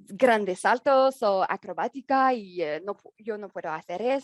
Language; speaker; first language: Spanish; non-native, learner; French